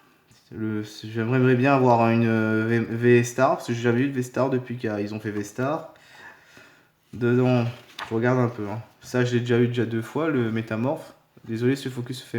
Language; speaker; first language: French; native; French